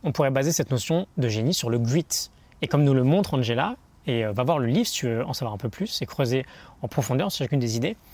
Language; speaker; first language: French; native; French